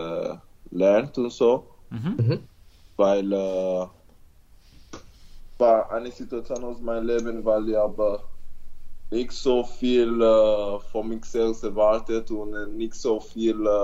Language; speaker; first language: German; non-native, learner; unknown